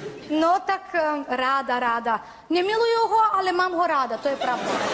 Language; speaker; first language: Czech; non-native, fluent; Turkish